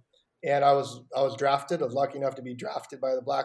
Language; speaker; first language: English; native; English